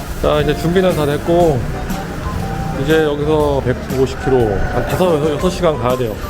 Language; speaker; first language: Korean; native; Korean